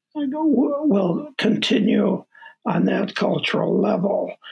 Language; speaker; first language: English; native; English